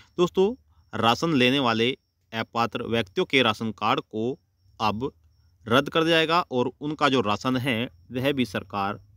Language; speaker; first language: Hindi; native; Hindi